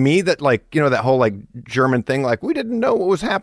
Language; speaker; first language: English; early bilingual, other home language; German